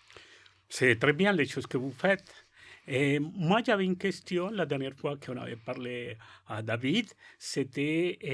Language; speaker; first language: French; non-native, learner; Spanish